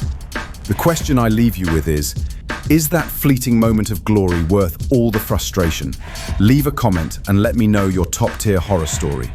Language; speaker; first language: English; native; English